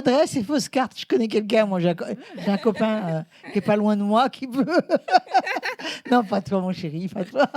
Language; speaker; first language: French; native; French